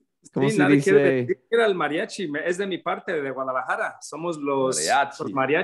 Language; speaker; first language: Spanish; early bilingual, other home language; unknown